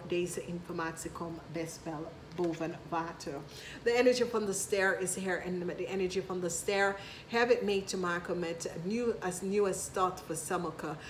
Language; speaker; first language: Dutch; non-native, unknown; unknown